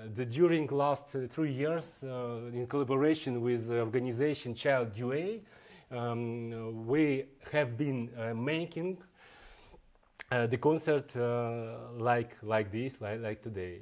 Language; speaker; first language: English; non-native, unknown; Ukrainian